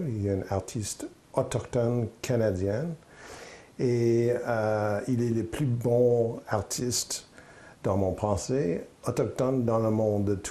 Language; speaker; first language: French; non-native, local second language; English